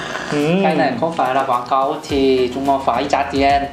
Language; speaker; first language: Vietnamese; non-native, learner; Korean